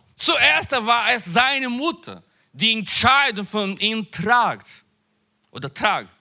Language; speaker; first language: German; non-native, learner; Portuguese